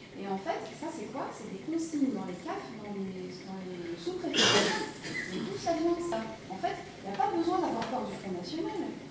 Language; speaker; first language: French; native; French